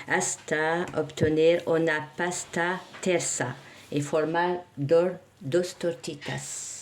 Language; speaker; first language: Spanish; non-native, learner; Arabic